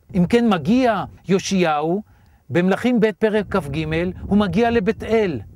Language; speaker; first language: Hebrew; native; Hebrew